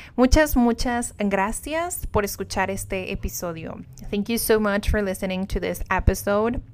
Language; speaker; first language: English; non-native, fluent; Spanish